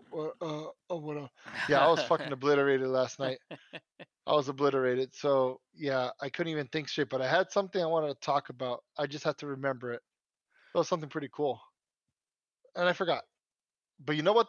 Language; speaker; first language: English; early bilingual, other home language; Spanish